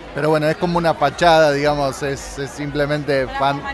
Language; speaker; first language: Spanish; native; Spanish